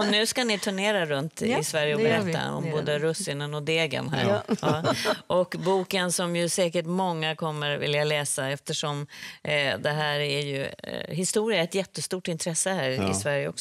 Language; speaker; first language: Swedish; native; Swedish